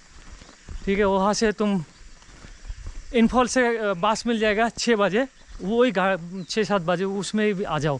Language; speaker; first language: Hindi; non-native, local second language; Bangla